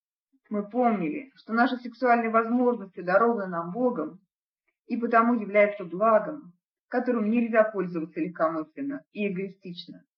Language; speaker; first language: Russian; native; Russian